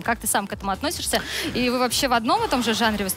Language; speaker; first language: Russian; native; Russian